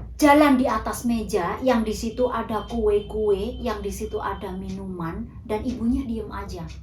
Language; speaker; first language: Indonesian; native; Indonesian